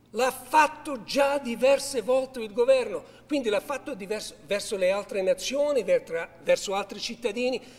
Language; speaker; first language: Italian; early bilingual, heritage; Italian